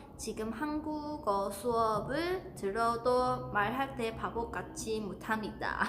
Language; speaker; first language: Korean; non-native, learner; Chinese